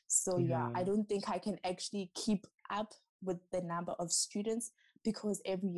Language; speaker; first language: English; non-native, local second language; Southern Sotho